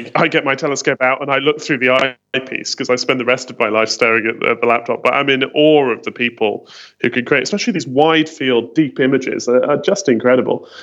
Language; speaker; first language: English; native; English